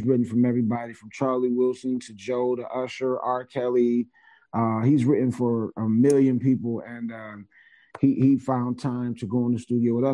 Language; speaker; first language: English; native; English